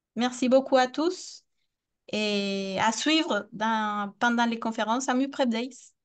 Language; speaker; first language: French; non-native, fluent; Spanish